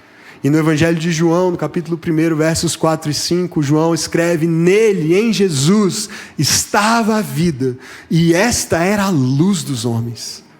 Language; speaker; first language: Portuguese; native; Portuguese